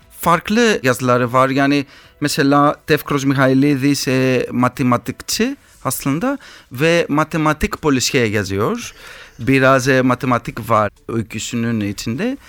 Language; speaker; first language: Turkish; non-native, learner; Greek